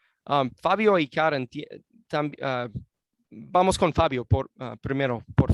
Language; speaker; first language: Spanish; non-native, fluent; English